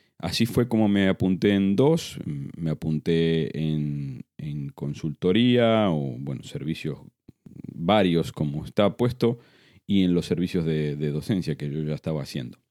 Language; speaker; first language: Spanish; native; Spanish